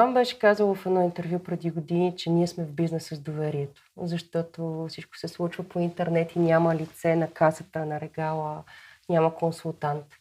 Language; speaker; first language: Bulgarian; native; Bulgarian